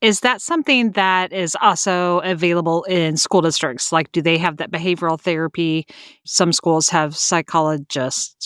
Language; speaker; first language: English; native; English